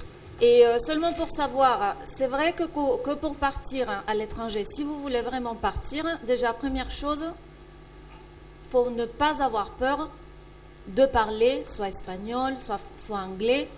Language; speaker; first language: French; non-native, fluent; Spanish